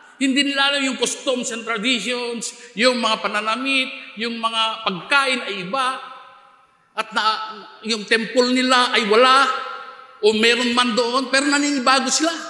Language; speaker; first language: Filipino; non-native, local second language; Iloko